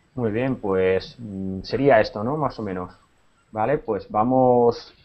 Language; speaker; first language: Spanish; native; Spanish